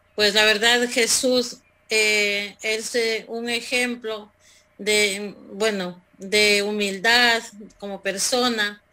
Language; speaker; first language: Spanish; native; Spanish